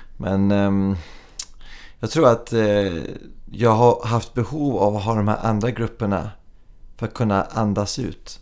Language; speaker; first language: Swedish; early bilingual, other home language; English